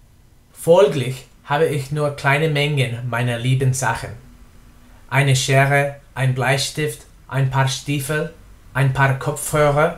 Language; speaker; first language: German; non-native, learner; English